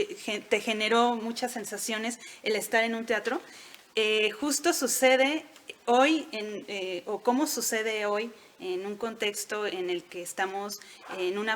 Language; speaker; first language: Spanish; native; Spanish